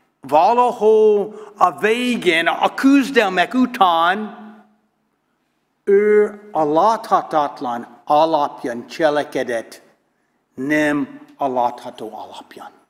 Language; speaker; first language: Hungarian; non-native, learner; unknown